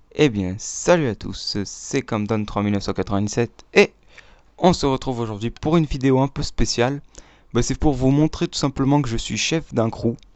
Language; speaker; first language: French; native; French